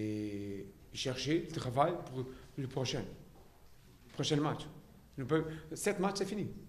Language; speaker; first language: French; non-native, learner; Portuguese